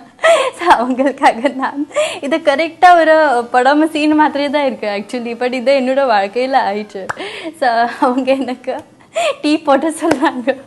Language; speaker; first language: Tamil; non-native, learner; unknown